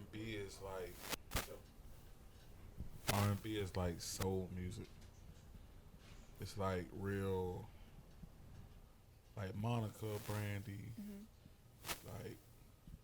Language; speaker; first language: English; native; English